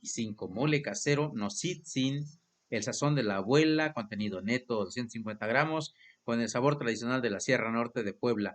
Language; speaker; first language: Spanish; native; Spanish